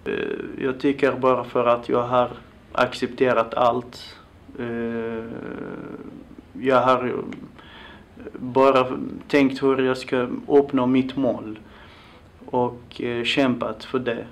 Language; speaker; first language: Swedish; non-native, fluent; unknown